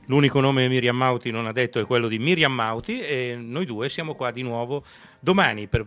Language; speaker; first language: Italian; native; Italian